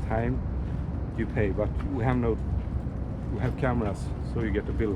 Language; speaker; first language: English; non-native, learner; Swedish